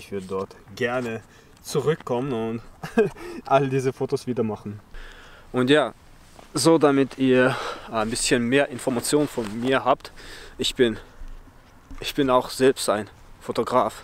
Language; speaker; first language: German; early bilingual, other home language; Chechen